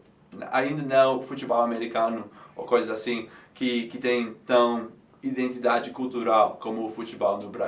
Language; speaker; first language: Portuguese; non-native, fluent; English